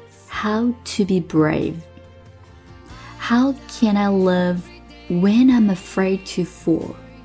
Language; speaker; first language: English; non-native, fluent; Chinese